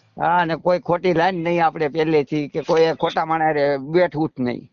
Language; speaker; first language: Gujarati; native; Gujarati